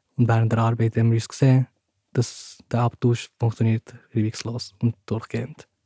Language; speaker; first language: German; early bilingual, other home language; Turkish